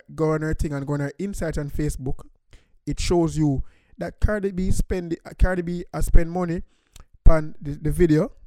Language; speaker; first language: English; non-native, local second language; Jamaican Creole English